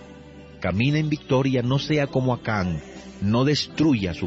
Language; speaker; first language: Spanish; native; Spanish